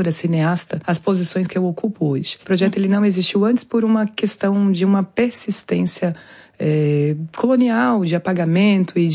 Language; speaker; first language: Portuguese; native; Portuguese